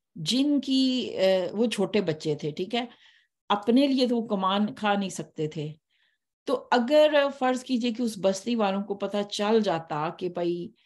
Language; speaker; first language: Hindi; native; Hindi